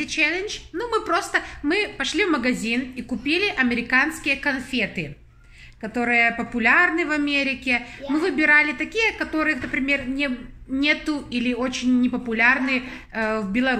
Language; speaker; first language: Russian; native; Russian